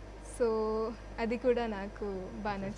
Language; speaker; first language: Telugu; non-native, fluent; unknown